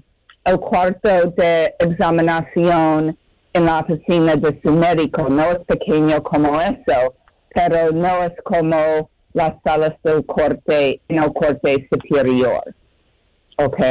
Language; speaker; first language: Spanish; non-native, learner; English